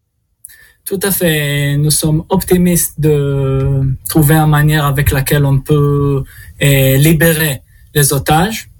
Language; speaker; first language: French; non-native, learner; Hebrew